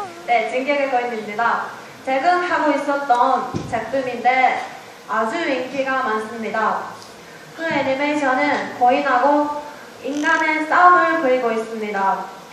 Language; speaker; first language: Korean; non-native, learner; Japanese